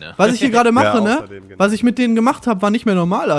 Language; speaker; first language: German; native; German